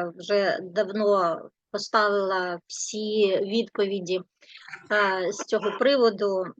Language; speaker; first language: Ukrainian; native; Ukrainian